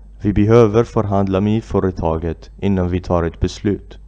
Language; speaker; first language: Swedish; non-native, fluent; Arabic